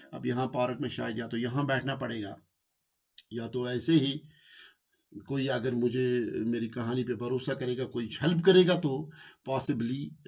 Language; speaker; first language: Urdu; non-native, local second language; Kashmiri